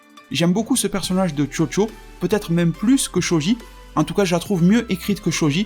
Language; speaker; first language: French; native; French